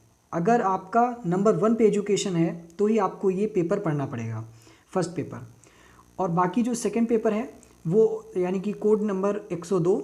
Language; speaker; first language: Hindi; native; Hindi